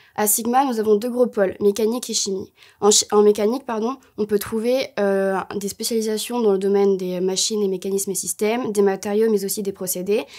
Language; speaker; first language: French; native; French